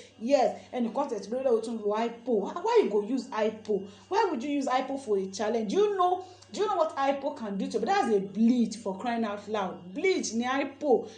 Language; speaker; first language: Nigerian Pidgin; non-native, local second language; Yoruba